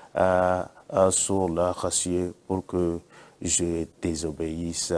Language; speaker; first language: French; non-native, local second language; Yoruba